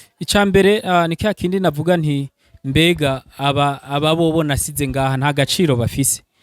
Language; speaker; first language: Rundi; early bilingual, heritage; Rundi